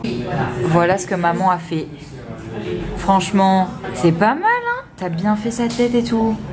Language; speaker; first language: French; native; French